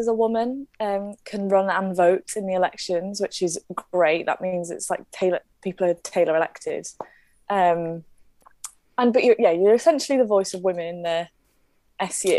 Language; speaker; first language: English; native; English